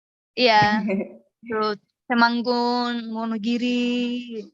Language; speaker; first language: Indonesian; non-native, learner; Icelandic